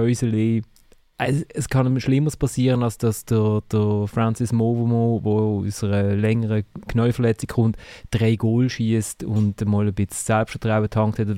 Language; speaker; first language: German; native; German